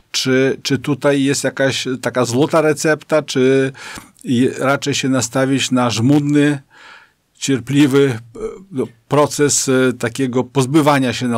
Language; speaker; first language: Polish; native; Polish